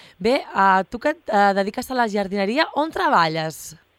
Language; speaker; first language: Catalan; native; Catalan